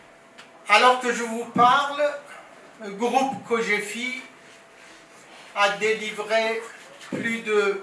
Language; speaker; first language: French; non-native, fluent; Persian